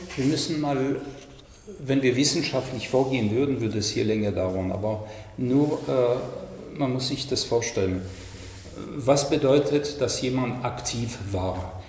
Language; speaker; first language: German; non-native, fluent; French